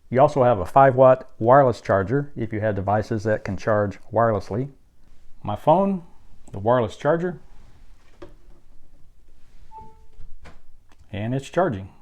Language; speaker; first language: English; native; English